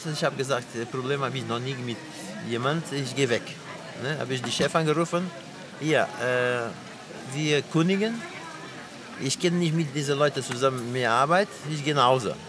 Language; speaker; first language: German; non-native, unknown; Portuguese